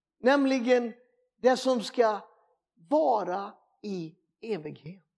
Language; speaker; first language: Swedish; native; Swedish